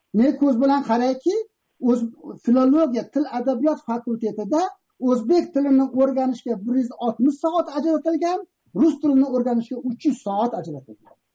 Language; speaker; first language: Uzbek; native; Uzbek